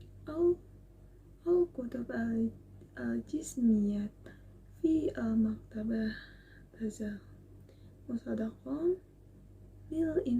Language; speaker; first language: Arabic; non-native, learner; Indonesian